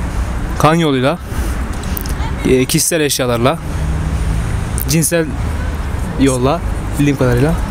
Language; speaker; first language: Turkish; native; Turkish